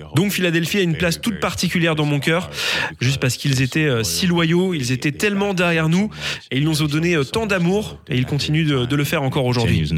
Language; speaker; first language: French; non-native, fluent; English